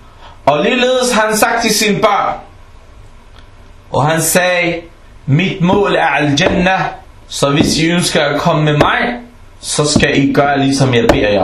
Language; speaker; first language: Danish; non-native, fluent; Arabic